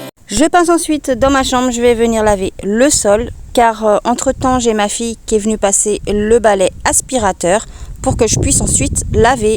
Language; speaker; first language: French; native; French